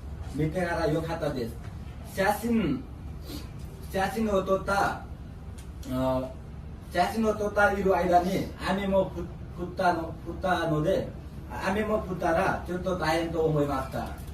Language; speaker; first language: Japanese; non-native, learner; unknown